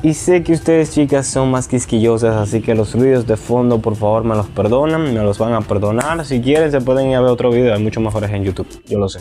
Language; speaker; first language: Spanish; native; Spanish